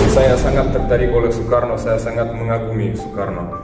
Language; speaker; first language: Malay; non-native, fluent; Russian